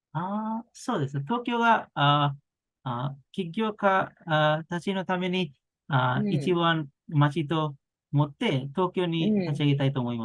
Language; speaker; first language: Japanese; non-native, learner; Bangla